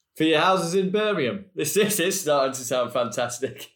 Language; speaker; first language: English; native; English